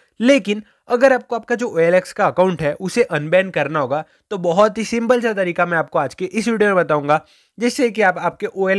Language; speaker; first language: Hindi; non-native, local second language; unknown